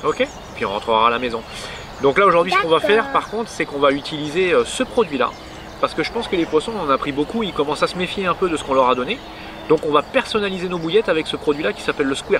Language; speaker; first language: French; native; French